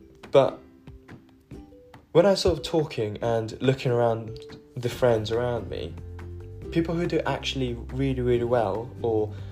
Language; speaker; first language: English; non-native, fluent; Japanese